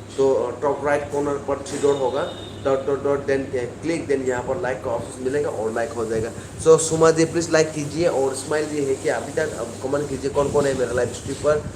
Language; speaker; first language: Hindi; non-native, local second language; Kok Borok